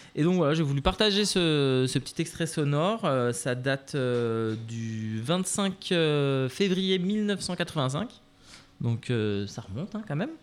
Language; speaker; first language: French; native; French